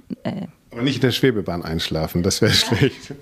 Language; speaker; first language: German; native; German